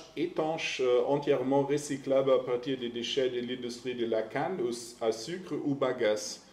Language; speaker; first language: French; non-native, fluent; German